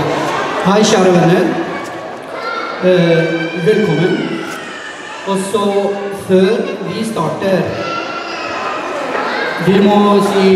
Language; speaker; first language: Norwegian; non-native, learner; Arabic